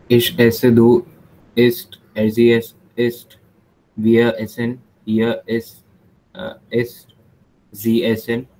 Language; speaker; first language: German; non-native, learner; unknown